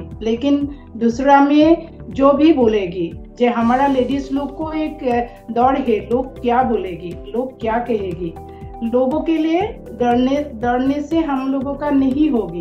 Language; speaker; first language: Hindi; non-native, local second language; Assamese